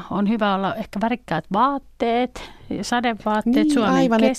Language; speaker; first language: Finnish; native; Finnish